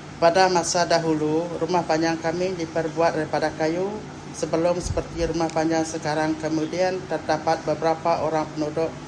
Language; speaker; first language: Malay; non-native, local second language; Iban